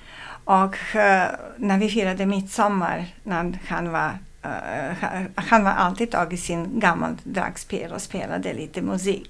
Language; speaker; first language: Swedish; non-native, fluent; Serbian